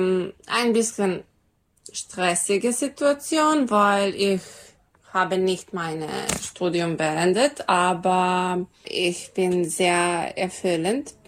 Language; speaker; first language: German; non-native, learner; Serbian